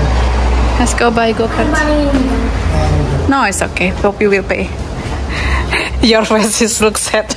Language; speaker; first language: English; non-native, learner; Indonesian